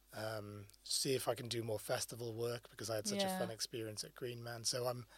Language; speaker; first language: English; native; English